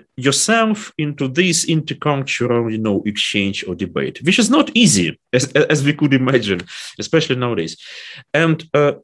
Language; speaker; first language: English; non-native, fluent; Ukrainian